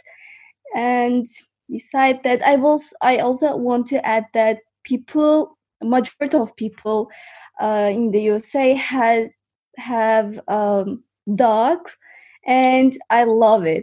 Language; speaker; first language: English; non-native, fluent; Azerbaijani